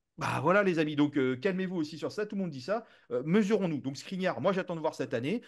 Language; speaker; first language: French; native; French